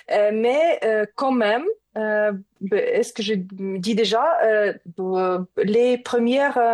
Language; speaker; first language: French; non-native, learner; Ukrainian